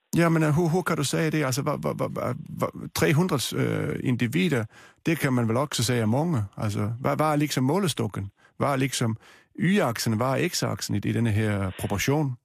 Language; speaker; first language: Swedish; native; Swedish